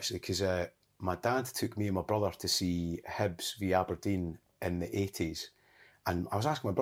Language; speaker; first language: English; native; English